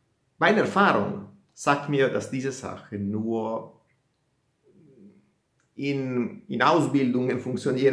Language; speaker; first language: German; non-native, fluent; Italian